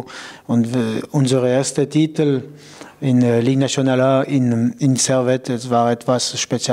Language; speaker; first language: German; non-native, local second language; French